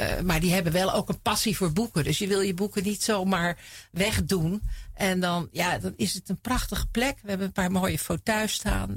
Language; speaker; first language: Dutch; native; Dutch